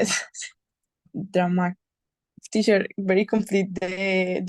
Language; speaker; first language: English; non-native, learner; Spanish